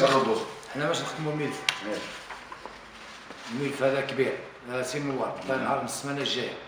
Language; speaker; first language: Arabic; native; Arabic